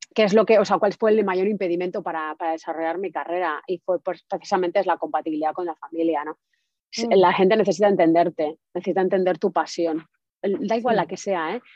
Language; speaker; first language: Spanish; native; Spanish